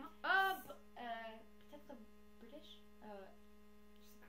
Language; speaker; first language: French; non-native, learner; English